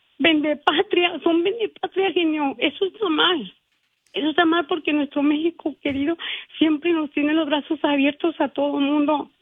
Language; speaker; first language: Spanish; native; Spanish